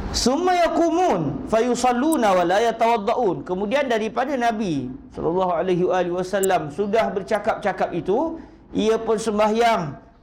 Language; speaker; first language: Malay; native; Malay